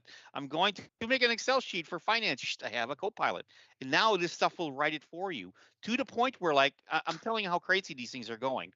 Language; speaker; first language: English; native; English